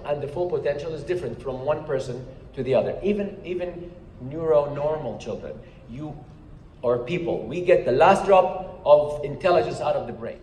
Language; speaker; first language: English; non-native, fluent; Arabic